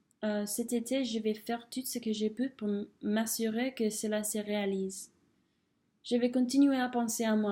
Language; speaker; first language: French; non-native, fluent; English